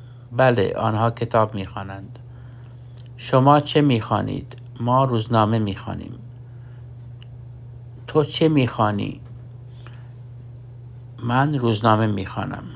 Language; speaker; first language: Persian; non-native, fluent; Urdu